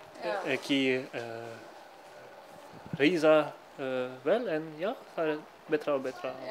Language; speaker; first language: Icelandic; non-native, learner; Swiss German